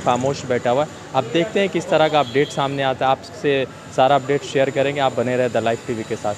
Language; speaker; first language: Hindi; native; Hindi